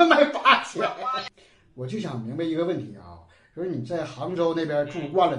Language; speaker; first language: Chinese; native; Chinese